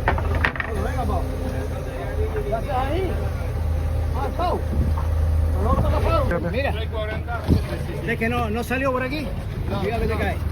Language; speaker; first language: Spanish; native; Spanish